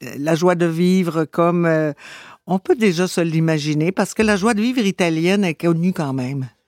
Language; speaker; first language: French; native; French